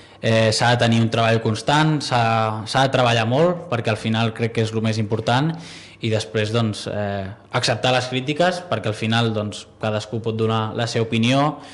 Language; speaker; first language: Catalan; native; Catalan